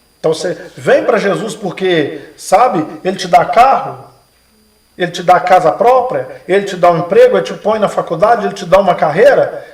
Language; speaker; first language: Portuguese; native; Portuguese